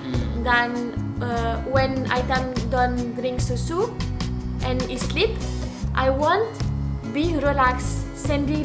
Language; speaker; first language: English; non-native, learner; French